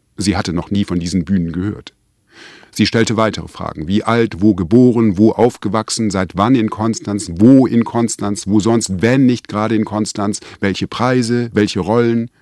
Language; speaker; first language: German; native; German